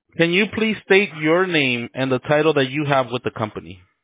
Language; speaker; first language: English; early bilingual, other home language; Spanish